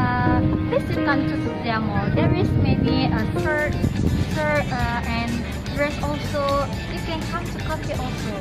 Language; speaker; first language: English; non-native, learner; Indonesian